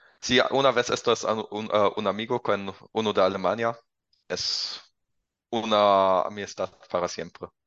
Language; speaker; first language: Spanish; non-native, learner; German